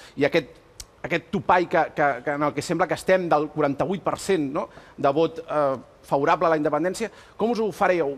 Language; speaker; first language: Catalan; native; Catalan